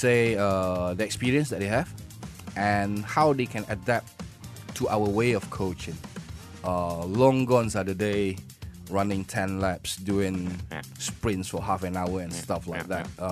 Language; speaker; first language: English; non-native, local second language; Malay